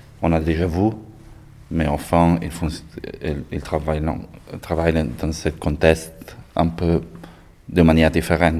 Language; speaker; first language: French; non-native, learner; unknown